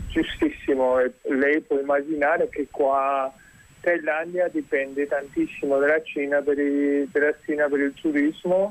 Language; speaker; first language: Italian; non-native, fluent; Spanish